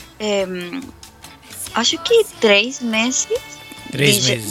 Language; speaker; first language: Portuguese; non-native, fluent; Spanish